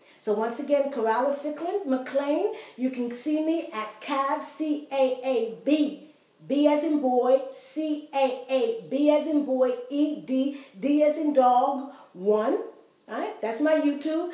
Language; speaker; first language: English; native; English